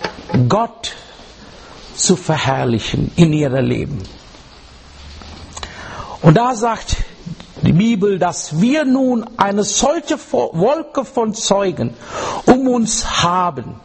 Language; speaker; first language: German; non-native, learner; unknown